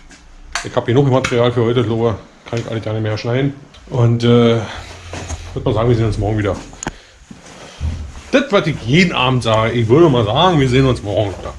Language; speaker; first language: German; native; German